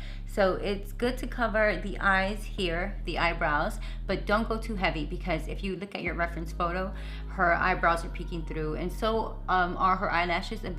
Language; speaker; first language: English; native; English